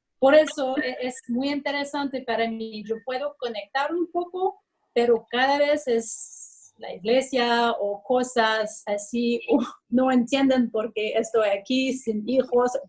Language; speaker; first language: Spanish; non-native, fluent; French